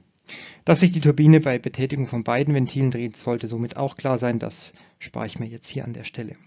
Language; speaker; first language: German; native; German